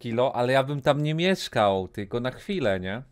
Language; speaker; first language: Polish; native; Polish